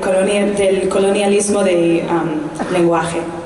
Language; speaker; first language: Spanish; non-native, learner; English